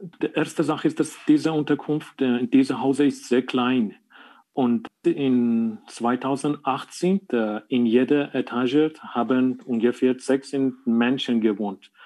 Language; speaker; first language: German; non-native, learner; Persian